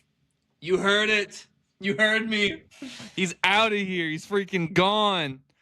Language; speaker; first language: English; native; English